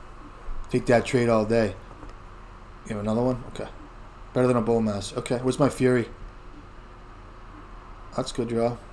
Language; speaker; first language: English; native; English